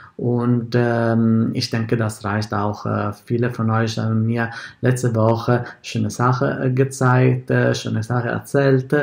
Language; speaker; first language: German; non-native, fluent; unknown